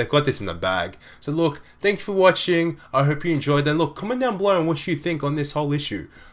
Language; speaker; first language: English; native; English